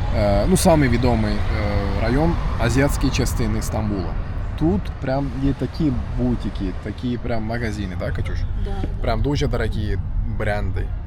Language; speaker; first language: Ukrainian; non-native, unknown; Turkish